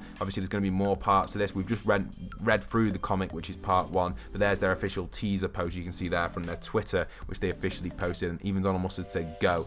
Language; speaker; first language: English; native; English